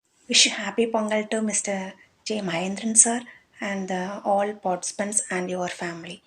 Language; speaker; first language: English; non-native, local second language; Tamil